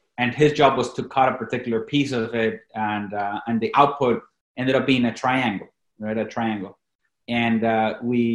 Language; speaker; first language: English; non-native, fluent; Spanish